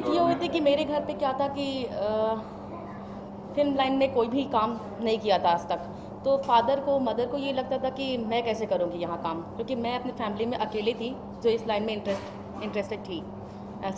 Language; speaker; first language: Hindi; native; Hindi